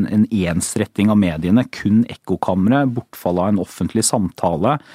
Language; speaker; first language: Norwegian; native; Norwegian